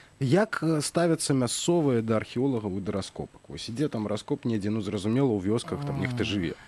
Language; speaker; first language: Belarusian; native; Belarusian